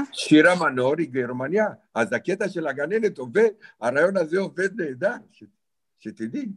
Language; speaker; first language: Hebrew; non-native, fluent; Romanian